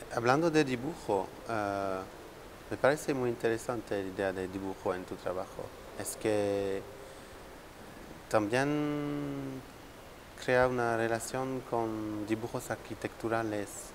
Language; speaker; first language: Spanish; non-native, fluent; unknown